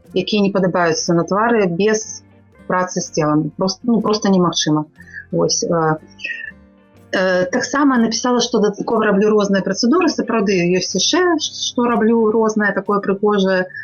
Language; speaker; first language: Belarusian; non-native, local second language; Russian